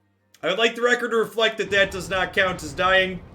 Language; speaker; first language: English; native; English